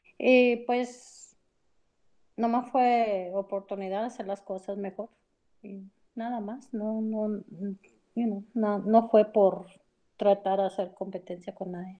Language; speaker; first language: Spanish; early bilingual, heritage; Spanish